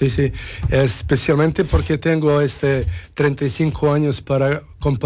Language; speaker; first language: Spanish; non-native, fluent; Serbian